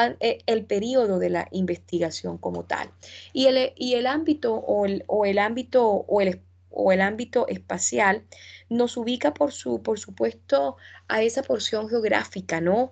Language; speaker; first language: Spanish; native; Spanish